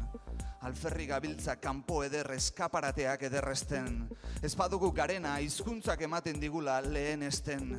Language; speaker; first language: Basque; native; Basque